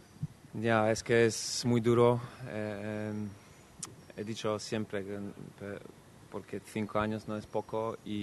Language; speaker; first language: Spanish; non-native, fluent; Polish